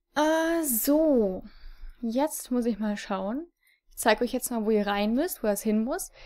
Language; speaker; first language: German; native; German